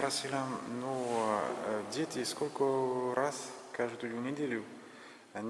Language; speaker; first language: Russian; non-native, learner; French